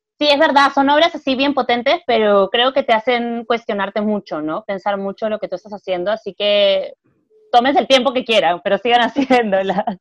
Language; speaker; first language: Spanish; native; Spanish